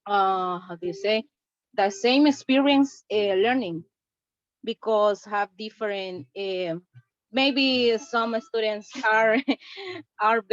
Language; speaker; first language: English; non-native, learner; Spanish